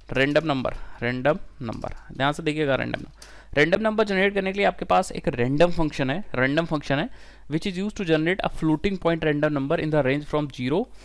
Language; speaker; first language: Hindi; native; Hindi